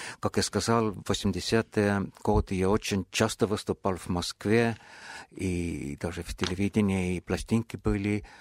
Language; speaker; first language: Russian; non-native, fluent; Estonian